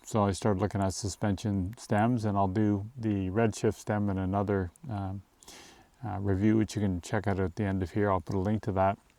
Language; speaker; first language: English; native; English